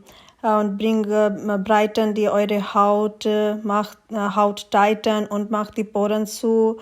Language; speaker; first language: German; non-native, learner; Urdu